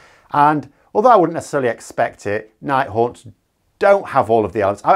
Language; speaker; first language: English; native; English